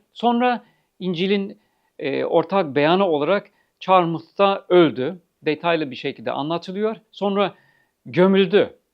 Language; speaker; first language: Turkish; non-native, fluent; English